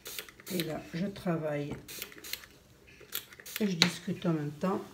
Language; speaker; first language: French; native; French